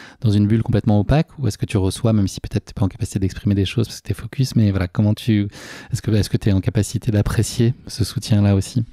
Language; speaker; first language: French; native; French